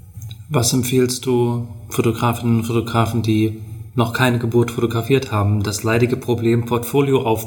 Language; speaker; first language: German; native; German